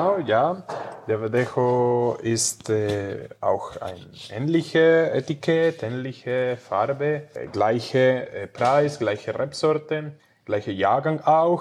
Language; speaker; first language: German; non-native, learner; Spanish